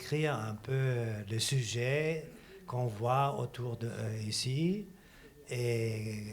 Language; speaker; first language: French; non-native, fluent; German